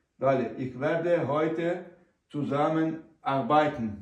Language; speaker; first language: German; non-native, learner; Ukrainian